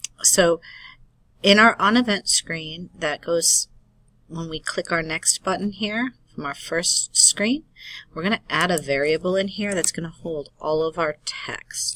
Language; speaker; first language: English; native; English